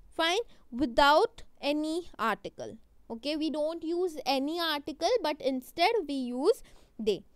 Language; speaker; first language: English; non-native, local second language; Hindi